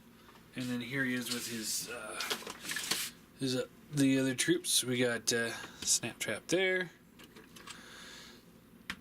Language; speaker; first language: English; native; English